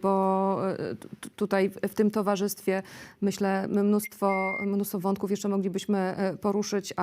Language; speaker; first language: Polish; native; Polish